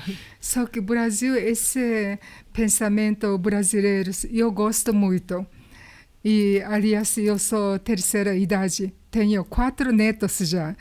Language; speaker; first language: Portuguese; non-native, learner; Japanese